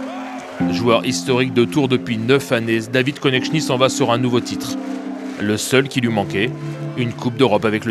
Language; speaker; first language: French; native; French